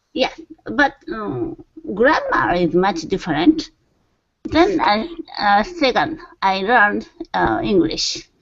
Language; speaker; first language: English; non-native, learner; Japanese